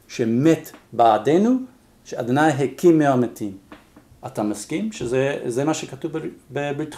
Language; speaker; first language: Hebrew; non-native, fluent; English